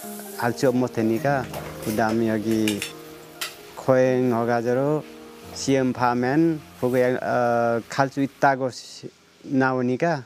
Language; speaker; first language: Korean; non-native, learner; Nepali